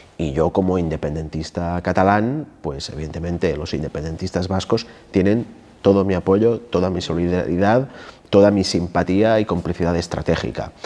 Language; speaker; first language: Spanish; non-native, local second language; Catalan